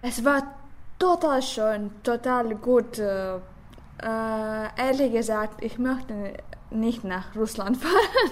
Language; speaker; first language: German; non-native, learner; Russian